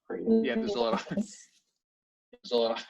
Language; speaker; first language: English; native; English